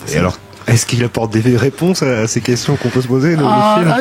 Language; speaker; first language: French; native; French